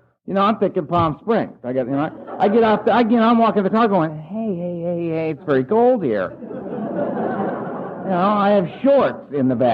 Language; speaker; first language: English; native; English